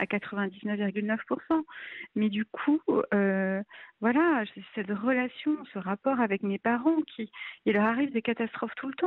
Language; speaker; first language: French; native; French